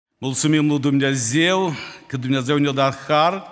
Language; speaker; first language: Romanian; non-native, local second language; Ukrainian